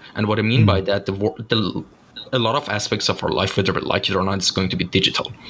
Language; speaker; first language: English; non-native, fluent; Persian